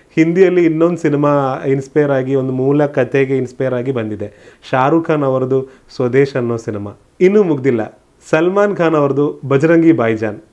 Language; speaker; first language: Kannada; non-native, local second language; Malayalam